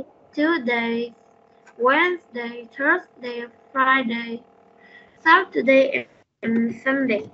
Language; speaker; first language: English; non-native, learner; Vietnamese